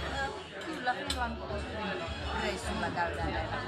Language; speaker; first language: Finnish; non-native, learner; Thai